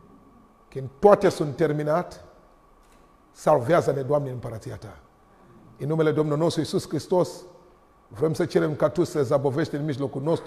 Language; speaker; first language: Romanian; non-native, learner; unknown